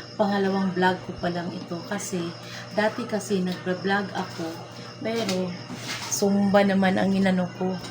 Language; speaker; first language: Filipino; non-native, local second language; Cebuano